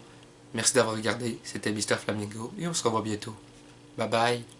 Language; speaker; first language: French; native; French